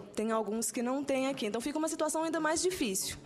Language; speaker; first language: Portuguese; non-native, local second language; Kabuverdianu